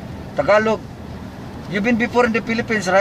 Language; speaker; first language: English; non-native, local second language; Filipino